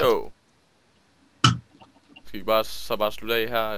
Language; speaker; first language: Danish; native; Danish